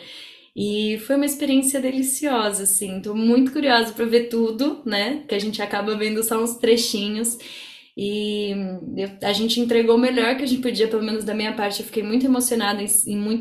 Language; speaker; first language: Portuguese; native; Portuguese